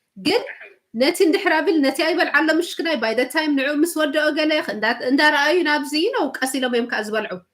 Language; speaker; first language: Tigrinya; early bilingual, heritage; Tigrinya